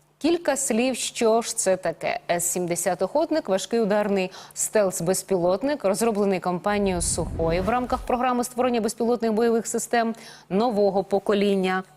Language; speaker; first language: Ukrainian; native; Ukrainian